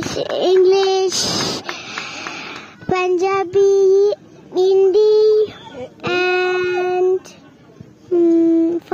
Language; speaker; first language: English; non-native, learner; Persian